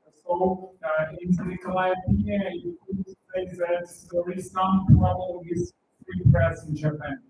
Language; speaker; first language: English; non-native, learner; Russian